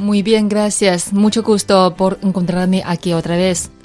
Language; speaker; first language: Spanish; non-native, fluent; Chinese